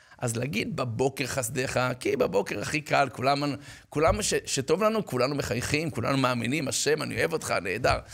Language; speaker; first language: Hebrew; native; Hebrew